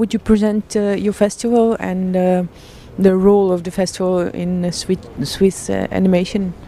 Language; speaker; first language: English; non-native, fluent; Bosnian